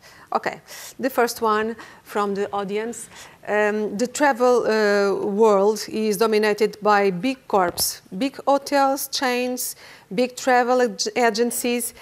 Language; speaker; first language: English; non-native, fluent; Portuguese